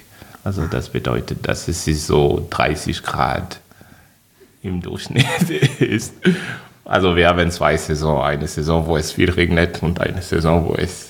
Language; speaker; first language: German; non-native, fluent; French